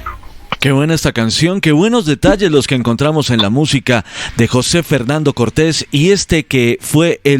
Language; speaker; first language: Spanish; native; Spanish